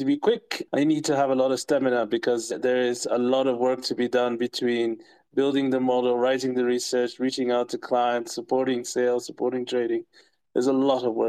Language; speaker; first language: English; non-native, local second language; Ganda